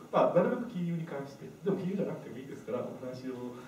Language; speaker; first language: Japanese; native; Japanese